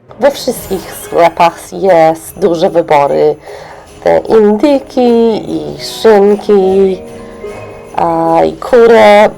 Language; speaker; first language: Polish; early bilingual, heritage; English